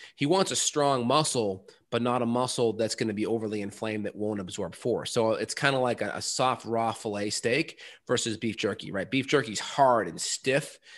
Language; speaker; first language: English; native; English